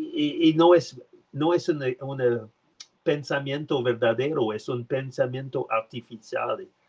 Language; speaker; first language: Spanish; non-native, learner; French